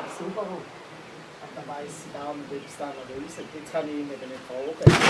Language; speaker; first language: German; native; German